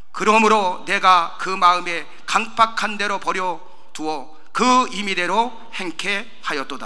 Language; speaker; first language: Korean; native; Korean